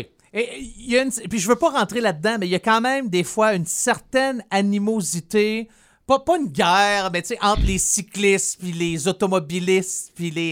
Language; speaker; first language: French; native; French